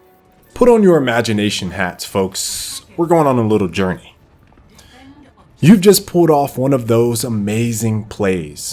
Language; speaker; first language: English; native; English